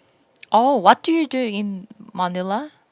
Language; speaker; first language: English; non-native, learner; Korean